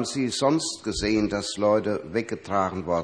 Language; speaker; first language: German; native; German